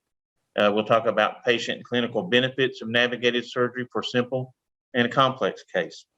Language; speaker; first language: English; native; English